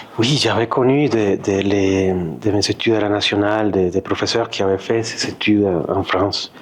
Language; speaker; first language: French; non-native, fluent; Spanish